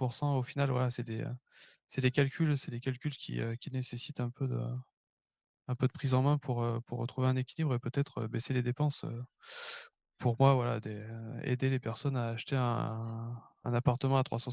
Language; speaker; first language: French; native; French